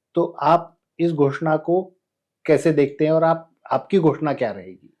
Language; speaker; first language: Hindi; non-native, local second language; Marathi